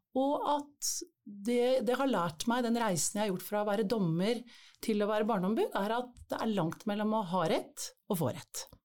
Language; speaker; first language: Norwegian; native; Norwegian